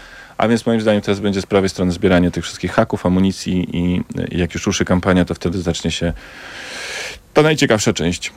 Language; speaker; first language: Polish; native; Polish